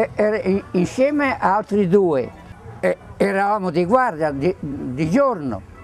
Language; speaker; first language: Italian; native; Italian